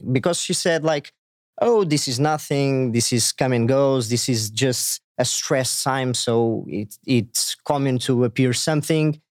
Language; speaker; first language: English; non-native, fluent; Portuguese